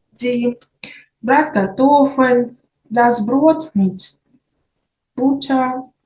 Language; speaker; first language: German; non-native, learner; Ukrainian